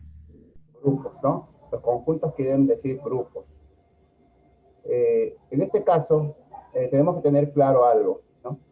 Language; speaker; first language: Spanish; native; Spanish